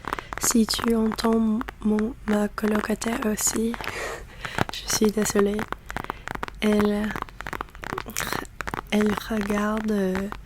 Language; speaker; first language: French; non-native, learner; English